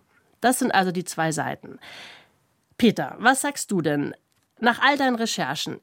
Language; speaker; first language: German; native; German